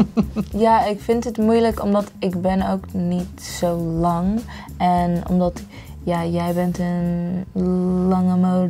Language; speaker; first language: Dutch; early bilingual, heritage; English